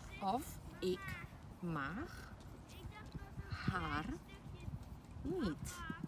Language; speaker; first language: Dutch; non-native, fluent; Polish